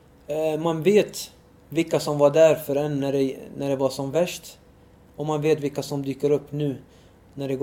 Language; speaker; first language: Swedish; early bilingual, other home language; Arabic